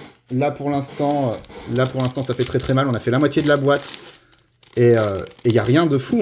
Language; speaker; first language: French; native; French